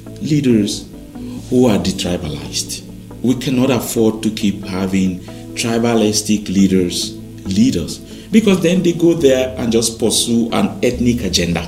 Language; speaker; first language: English; non-native, local second language; Yoruba